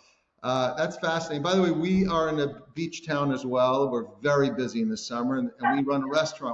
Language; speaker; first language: English; native; English